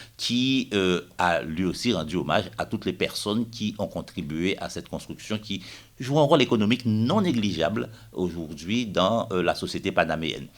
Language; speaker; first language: French; native; French